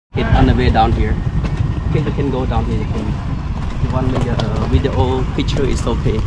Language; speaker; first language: English; non-native, learner; Khmer